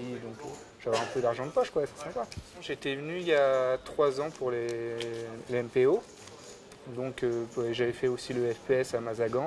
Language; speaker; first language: French; native; French